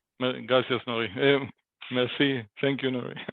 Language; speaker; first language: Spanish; non-native, learner; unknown